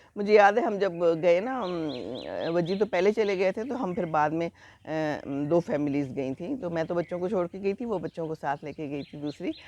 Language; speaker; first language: Urdu; native; Urdu